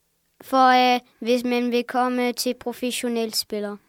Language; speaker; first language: Danish; early bilingual, other home language; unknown